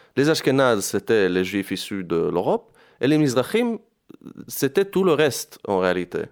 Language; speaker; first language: French; non-native, fluent; Hebrew